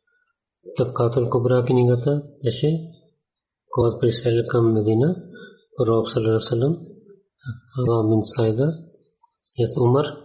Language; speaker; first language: Bulgarian; non-native, learner; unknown